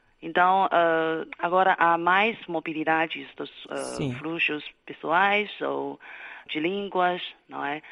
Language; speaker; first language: Portuguese; non-native, fluent; Chinese